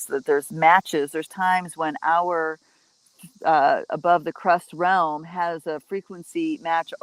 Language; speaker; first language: English; native; English